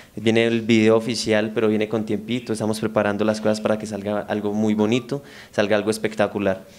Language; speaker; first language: Spanish; native; Spanish